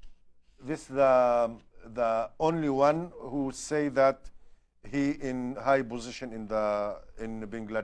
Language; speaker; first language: English; non-native, learner; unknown